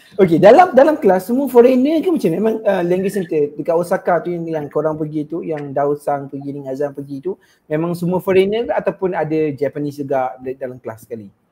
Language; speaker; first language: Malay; native; Malay